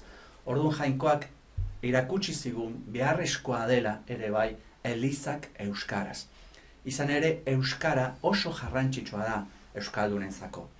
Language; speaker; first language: Basque; non-native, fluent; Spanish